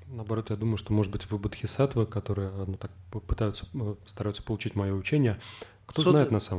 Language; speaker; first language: Russian; native; Russian